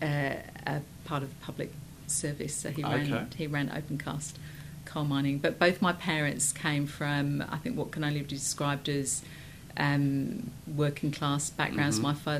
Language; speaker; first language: English; native; English